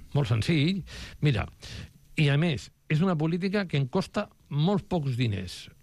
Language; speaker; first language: Catalan; non-native, local second language; Spanish